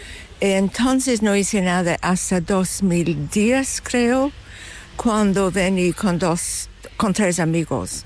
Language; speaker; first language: Spanish; non-native, fluent; English